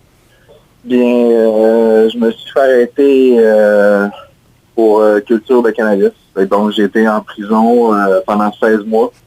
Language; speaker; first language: French; native; French